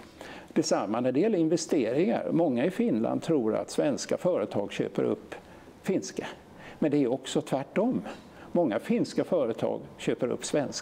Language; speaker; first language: Swedish; native; Swedish